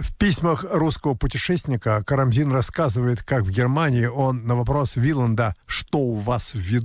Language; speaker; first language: Russian; native; Russian